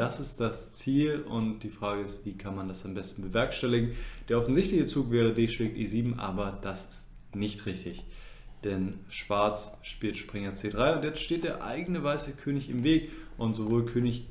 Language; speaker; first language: German; native; German